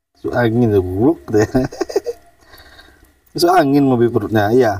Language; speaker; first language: Indonesian; native; Indonesian